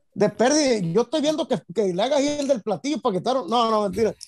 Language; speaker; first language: Spanish; early bilingual, heritage; Spanish